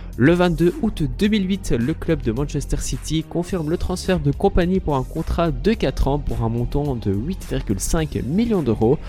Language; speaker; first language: French; native; French